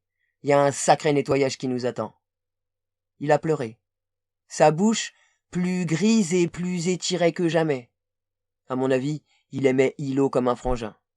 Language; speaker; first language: French; native; French